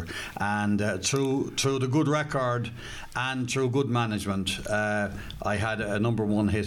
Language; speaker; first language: English; native; English